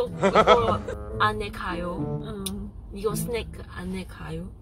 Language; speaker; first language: Korean; non-native, learner; Cantonese